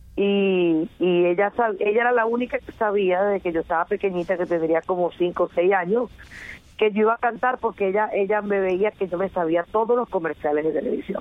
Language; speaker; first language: Spanish; native; Spanish